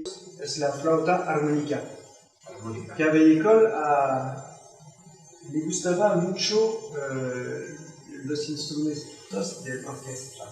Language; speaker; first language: Spanish; non-native, learner; French